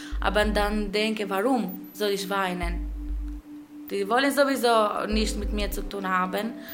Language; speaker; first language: German; non-native, learner; Albanian